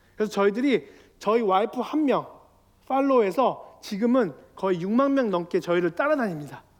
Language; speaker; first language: Korean; native; Korean